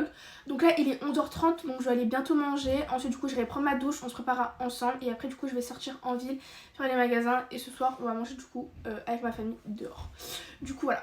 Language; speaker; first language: French; native; French